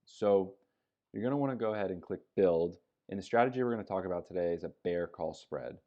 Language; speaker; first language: English; native; English